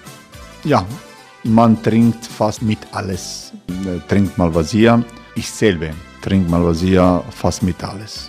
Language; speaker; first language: German; non-native, learner; Croatian